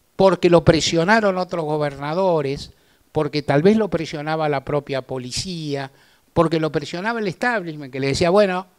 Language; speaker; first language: Spanish; native; Spanish